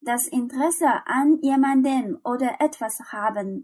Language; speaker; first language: German; non-native, fluent; Chinese